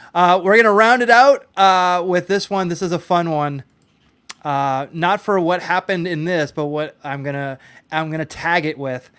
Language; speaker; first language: English; native; English